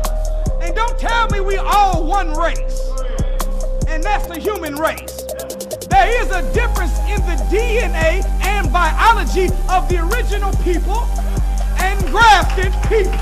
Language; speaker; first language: English; native; English